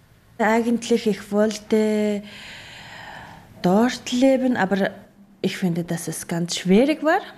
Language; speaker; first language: German; non-native, learner; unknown